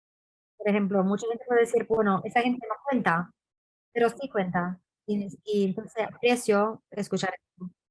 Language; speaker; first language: Spanish; non-native, fluent; English